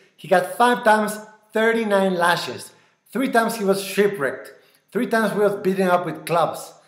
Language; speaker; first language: English; non-native, fluent; Spanish